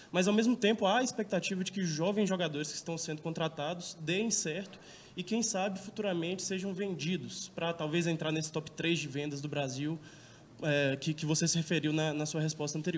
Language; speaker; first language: Portuguese; native; Portuguese